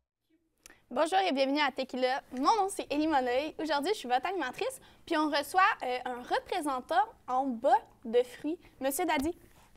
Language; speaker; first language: French; native; French